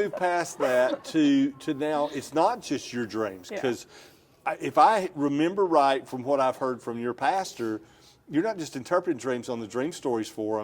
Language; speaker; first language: English; native; English